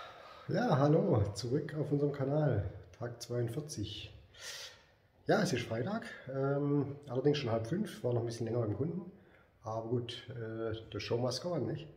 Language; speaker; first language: German; native; German